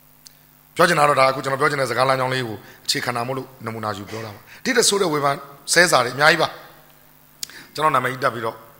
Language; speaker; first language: Burmese; native; Burmese